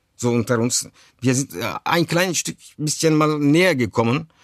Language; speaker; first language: German; early bilingual, other home language; Turkish